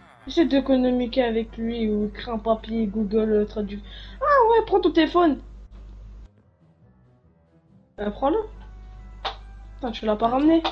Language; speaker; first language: French; native; French